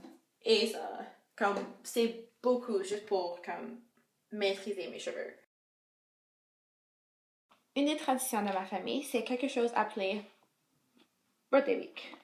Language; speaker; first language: French; non-native, local second language; English